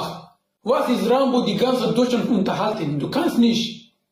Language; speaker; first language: German; non-native, learner; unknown